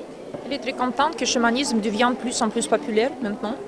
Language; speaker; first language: French; non-native, learner; Russian